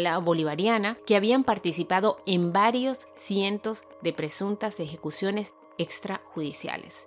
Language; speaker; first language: Spanish; native; Spanish